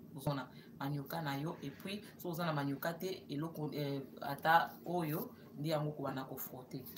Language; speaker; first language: French; non-native, local second language; Lingala